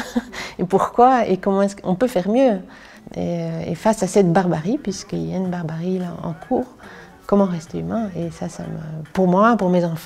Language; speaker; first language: French; native; French